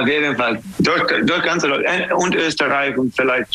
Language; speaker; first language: German; non-native, learner; English